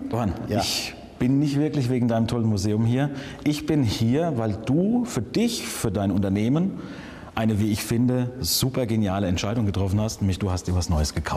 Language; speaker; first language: German; native; German